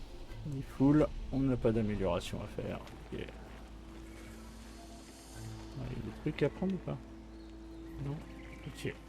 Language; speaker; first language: French; native; French